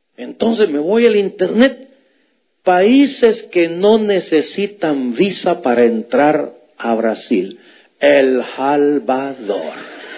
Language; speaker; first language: Spanish; native; Spanish